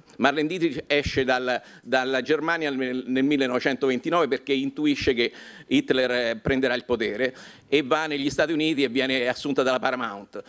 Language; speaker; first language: Italian; native; Italian